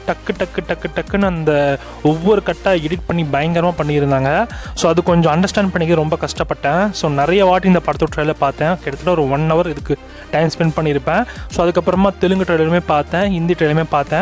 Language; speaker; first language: Tamil; native; Tamil